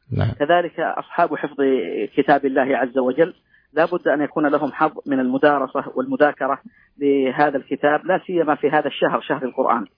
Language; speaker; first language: Arabic; native; Arabic